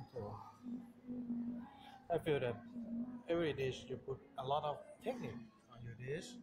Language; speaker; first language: English; non-native, learner; Thai